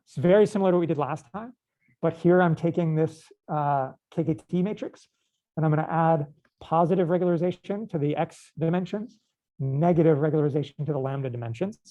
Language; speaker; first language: English; native; English